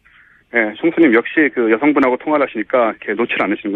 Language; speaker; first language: Korean; native; Korean